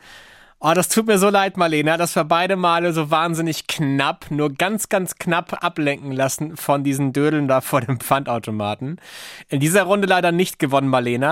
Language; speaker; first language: German; native; German